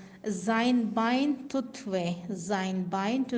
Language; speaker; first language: German; non-native, learner; Urdu